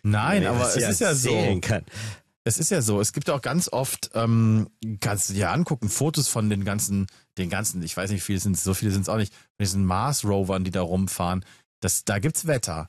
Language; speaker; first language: German; native; German